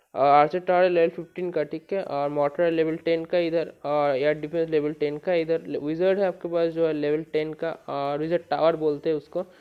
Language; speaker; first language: Hindi; non-native, local second language; Bangla